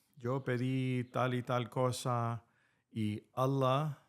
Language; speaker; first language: Spanish; non-native, fluent; English